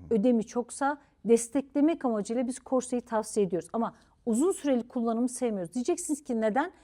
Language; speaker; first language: Turkish; native; Turkish